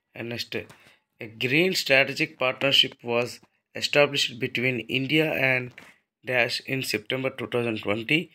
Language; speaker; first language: English; non-native, local second language; Telugu